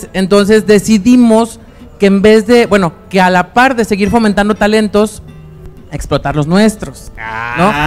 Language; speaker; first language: Spanish; native; Spanish